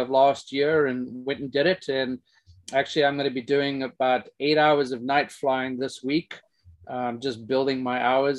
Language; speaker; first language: English; native; English